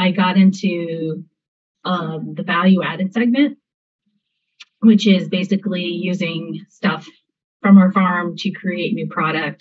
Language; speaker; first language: English; native; English